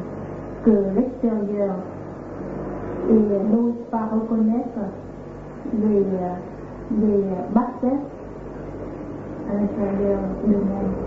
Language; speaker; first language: French; non-native, fluent; Vietnamese